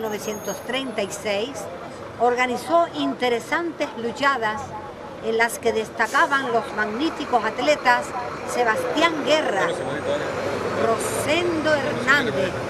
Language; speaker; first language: Spanish; native; Spanish